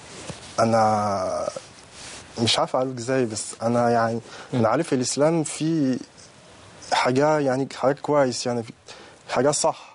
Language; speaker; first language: Arabic; non-native, learner; French